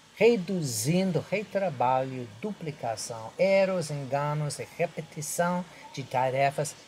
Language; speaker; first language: Portuguese; non-native, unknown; English